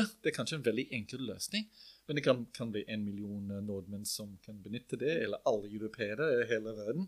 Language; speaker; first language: Norwegian; non-native, fluent; English